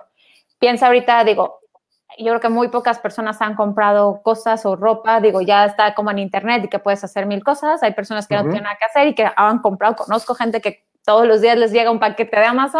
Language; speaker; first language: Spanish; native; Spanish